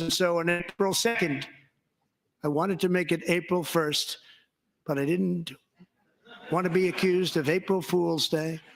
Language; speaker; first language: English; native; English